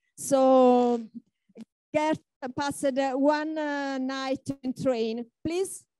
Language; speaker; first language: English; non-native, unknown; Italian